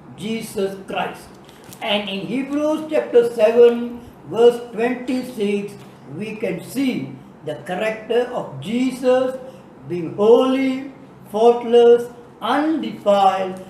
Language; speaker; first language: English; non-native, local second language; Tamil